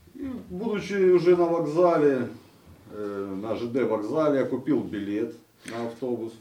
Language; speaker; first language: Polish; non-native, learner; Russian